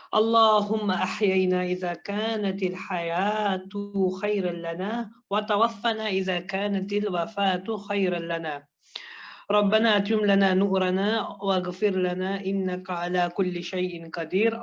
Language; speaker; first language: Arabic; non-native, fluent; Urdu